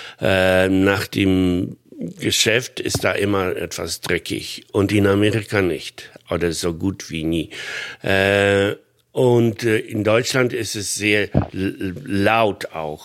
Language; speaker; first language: German; non-native, fluent; Polish